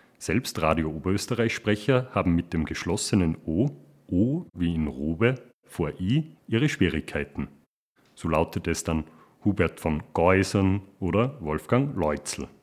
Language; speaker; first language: German; native; German